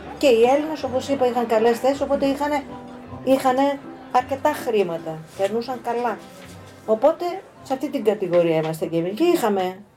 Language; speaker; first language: Greek; early bilingual, heritage; Greek